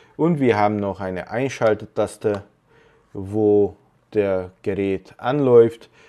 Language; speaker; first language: German; non-native, fluent; Hungarian